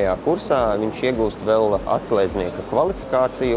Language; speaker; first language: Latvian; native; Latvian